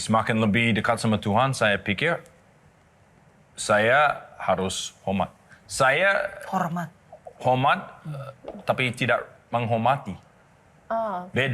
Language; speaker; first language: Indonesian; non-native, learner; English